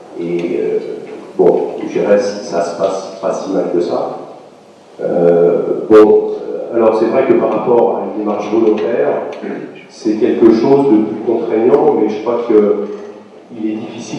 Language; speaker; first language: French; native; French